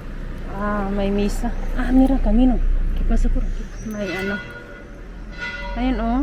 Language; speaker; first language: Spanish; non-native, learner; Filipino